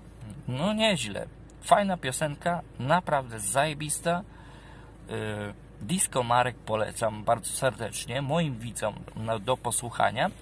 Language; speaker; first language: Polish; native; Polish